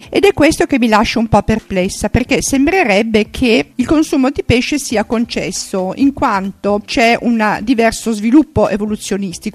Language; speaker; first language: Italian; native; Italian